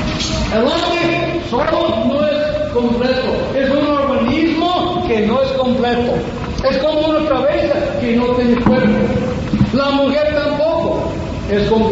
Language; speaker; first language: Spanish; non-native, fluent; English